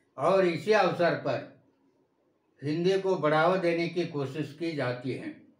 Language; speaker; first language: Hindi; non-native, local second language; Marathi